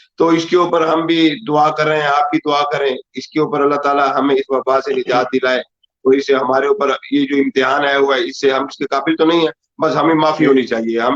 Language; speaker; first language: Urdu; native; Urdu